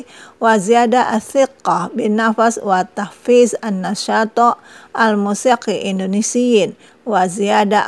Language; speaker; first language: Arabic; non-native, fluent; Indonesian